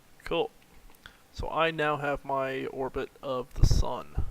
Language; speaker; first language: English; native; English